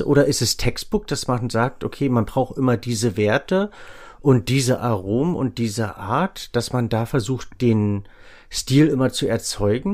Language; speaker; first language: German; native; German